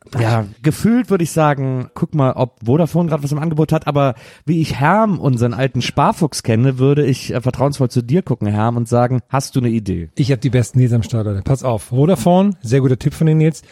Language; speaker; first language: German; native; German